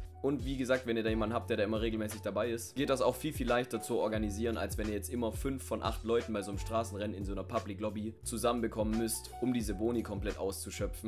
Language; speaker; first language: German; native; German